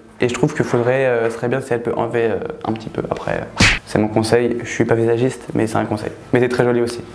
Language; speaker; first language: French; native; French